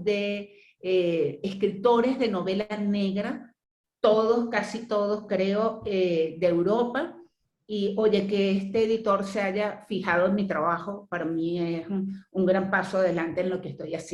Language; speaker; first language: Spanish; native; Spanish